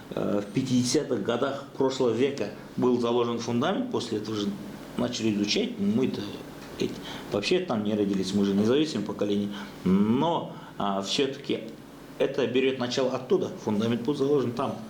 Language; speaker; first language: Russian; non-native, local second language; Kazakh